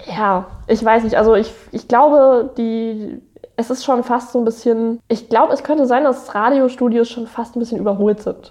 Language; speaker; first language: German; native; German